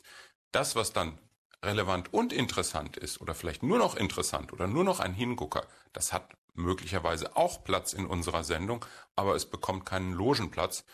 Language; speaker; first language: German; native; German